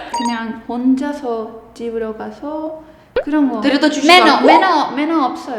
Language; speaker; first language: Korean; non-native, learner; Spanish